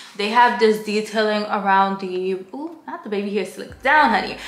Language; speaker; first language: English; native; English